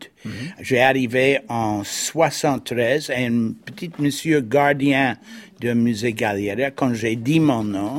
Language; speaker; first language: French; non-native, fluent; English